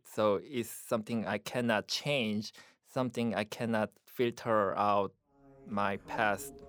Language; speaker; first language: English; non-native, fluent; Korean